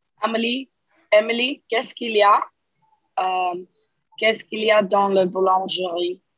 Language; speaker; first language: French; non-native, learner; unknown